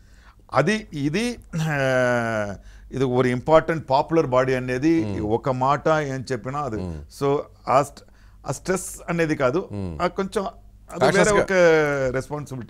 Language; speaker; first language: Telugu; non-native, learner; Tamil